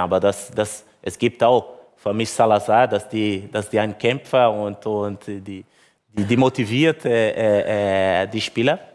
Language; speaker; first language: German; non-native, learner; Portuguese